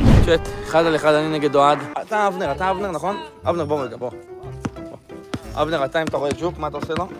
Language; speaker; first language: Hebrew; native; Hebrew